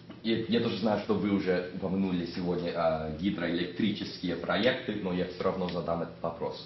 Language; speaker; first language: Russian; non-native, fluent; English